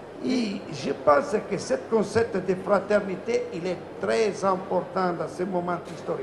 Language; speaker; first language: French; non-native, fluent; Italian